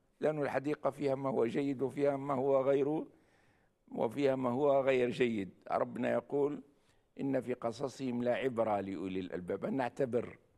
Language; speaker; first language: Arabic; native; Arabic